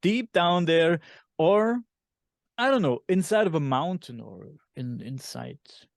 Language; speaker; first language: English; non-native, fluent; German